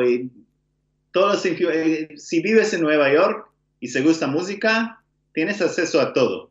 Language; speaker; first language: Spanish; non-native, learner; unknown